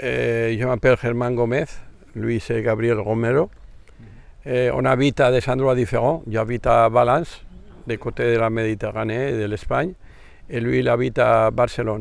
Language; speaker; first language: French; non-native, fluent; Spanish